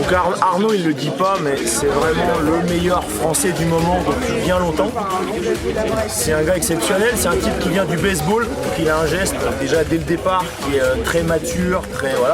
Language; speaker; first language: French; native; French